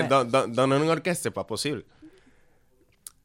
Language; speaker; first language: French; non-native, learner; Spanish